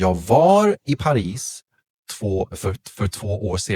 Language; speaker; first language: Swedish; non-native, fluent; English